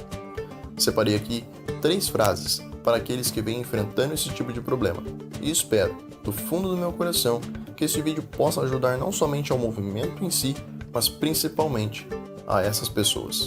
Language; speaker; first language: Portuguese; native; Portuguese